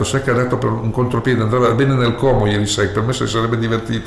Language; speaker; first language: Italian; native; Italian